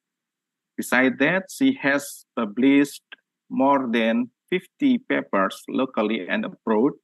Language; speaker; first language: English; non-native, learner; Indonesian